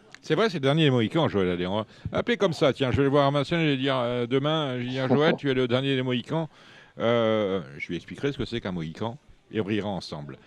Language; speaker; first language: French; native; French